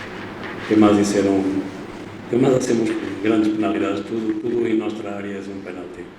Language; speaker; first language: Spanish; non-native, fluent; Portuguese